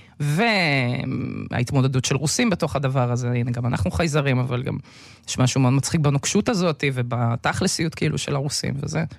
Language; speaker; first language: Hebrew; early bilingual, other home language; Russian